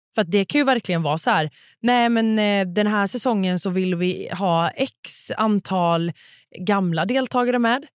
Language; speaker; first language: Swedish; native; Swedish